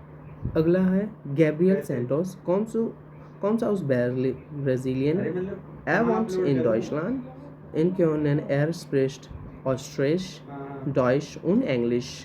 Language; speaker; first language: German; non-native, learner; Hindi